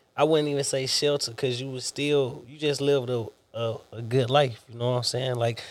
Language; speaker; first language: English; native; English